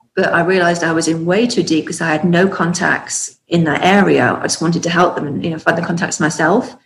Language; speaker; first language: English; native; English